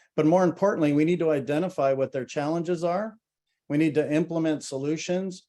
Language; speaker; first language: English; native; English